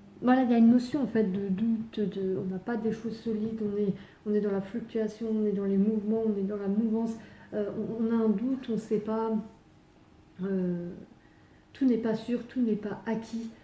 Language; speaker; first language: French; native; French